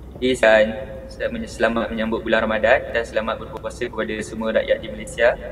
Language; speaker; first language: Malay; native; Malay